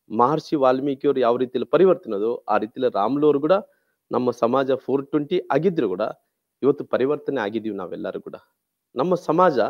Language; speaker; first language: Kannada; non-native, local second language; Telugu